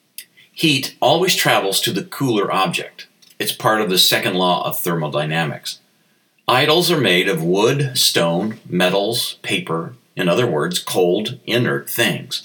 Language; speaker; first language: English; native; English